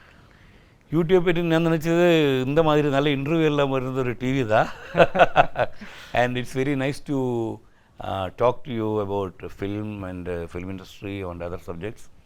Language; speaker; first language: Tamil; non-native, learner; Malayalam